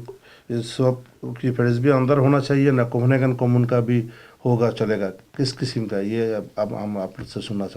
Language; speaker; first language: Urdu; non-native, fluent; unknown